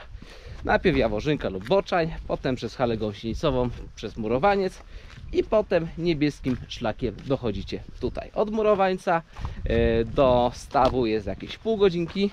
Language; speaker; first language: Polish; native; Polish